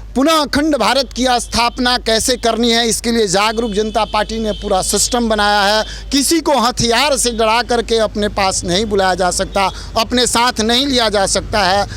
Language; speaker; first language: Hindi; native; Hindi